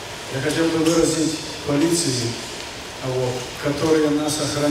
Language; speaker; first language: Russian; native; Russian